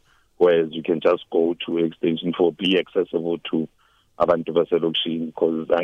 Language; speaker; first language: English; non-native, local second language; Zulu